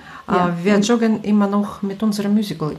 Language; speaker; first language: German; non-native, fluent; Russian